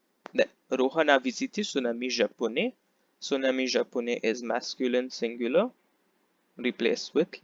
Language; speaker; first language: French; non-native, fluent; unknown